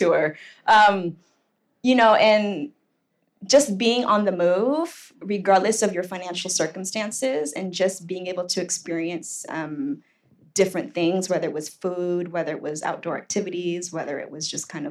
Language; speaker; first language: English; native; English